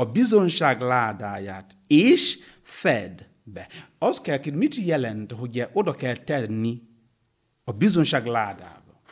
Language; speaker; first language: Hungarian; non-native, learner; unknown